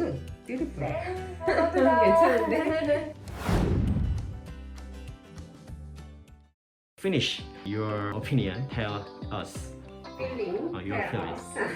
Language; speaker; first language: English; non-native, learner; Korean